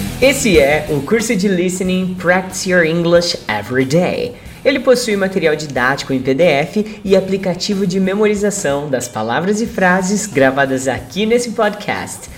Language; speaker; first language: Portuguese; native; Portuguese